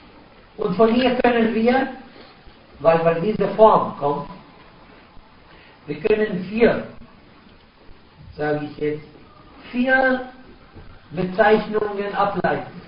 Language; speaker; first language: German; non-native, fluent; Arabic